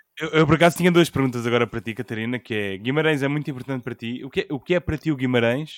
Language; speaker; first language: Portuguese; native; Portuguese